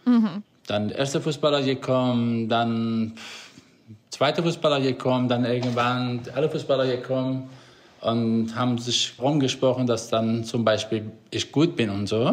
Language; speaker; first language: German; non-native, fluent; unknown